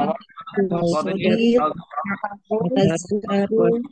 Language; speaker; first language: Arabic; non-native, learner; Indonesian